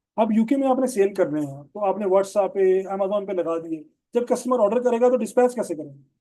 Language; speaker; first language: Urdu; non-native, local second language; Punjabi